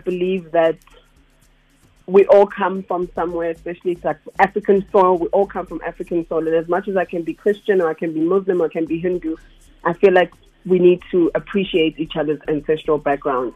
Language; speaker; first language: English; non-native, local second language; Zulu